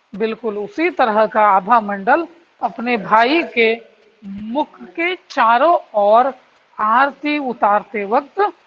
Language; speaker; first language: Hindi; non-native, local second language; Kannada